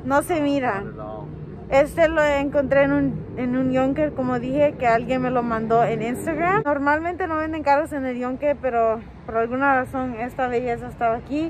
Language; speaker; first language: Spanish; early bilingual, heritage; Spanish